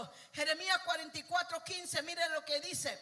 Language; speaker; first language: Spanish; native; Spanish